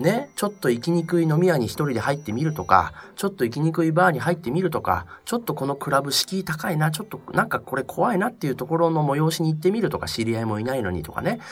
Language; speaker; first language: Japanese; native; Japanese